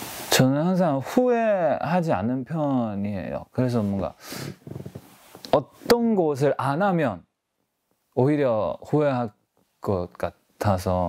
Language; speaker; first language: Korean; non-native, learner; Chinese